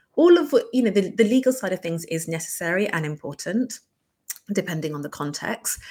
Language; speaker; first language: English; native; English